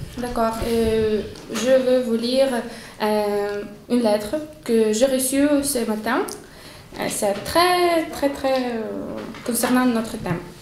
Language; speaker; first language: French; non-native, learner; Spanish